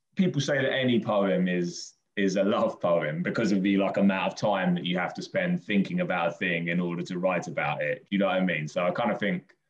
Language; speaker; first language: English; native; English